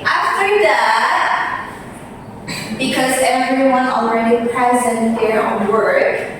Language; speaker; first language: English; non-native, fluent; Indonesian